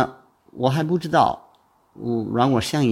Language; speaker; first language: Chinese; non-native, learner; English